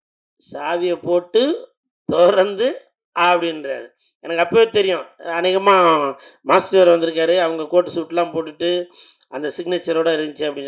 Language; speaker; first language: Tamil; native; Tamil